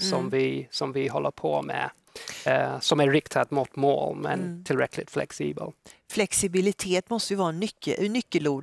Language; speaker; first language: Swedish; non-native, fluent; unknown